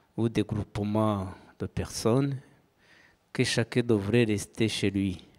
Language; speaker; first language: French; non-native, local second language; Kinyarwanda